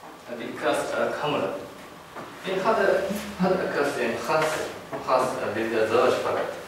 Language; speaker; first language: Arabic; non-native, learner; Japanese